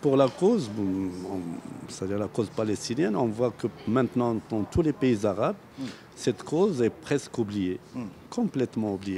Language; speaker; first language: French; non-native, local second language; Arabic